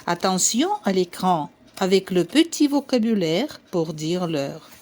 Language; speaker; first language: French; non-native, fluent; Ukrainian